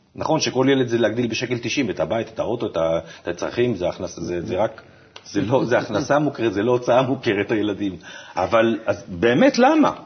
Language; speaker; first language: Hebrew; native; Hebrew